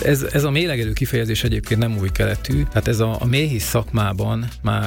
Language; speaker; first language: Hungarian; native; Hungarian